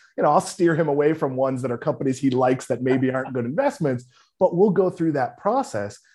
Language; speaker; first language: English; native; English